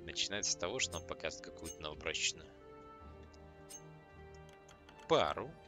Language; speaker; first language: Russian; native; Russian